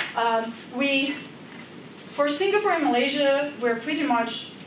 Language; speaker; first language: English; non-native, fluent; Indonesian